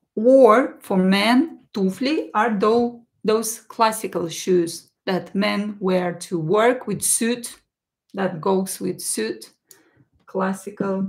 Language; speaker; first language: English; non-native, fluent; Russian